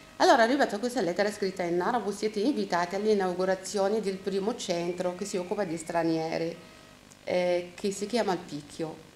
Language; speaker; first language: Italian; non-native, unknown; Arabic